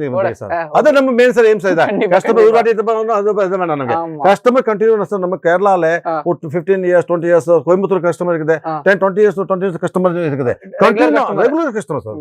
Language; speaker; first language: Tamil; non-native, local second language; Kannada